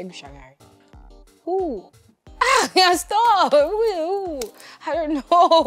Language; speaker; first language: English; non-native, local second language; Igbo